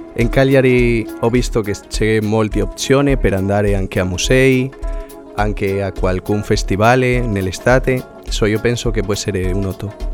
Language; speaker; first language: Italian; non-native, learner; Spanish